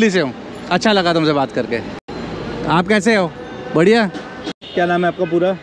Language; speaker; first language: Hindi; native; Hindi